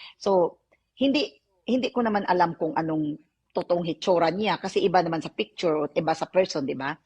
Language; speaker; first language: Filipino; non-native, local second language; Cebuano